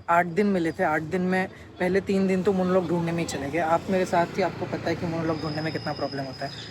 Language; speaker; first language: Hindi; non-native, local second language; Marathi